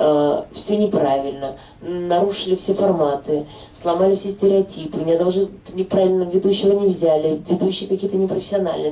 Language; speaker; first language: Russian; native; Russian